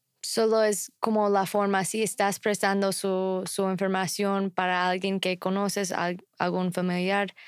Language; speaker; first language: Spanish; non-native, fluent; English